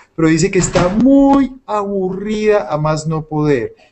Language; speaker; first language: Spanish; native; Spanish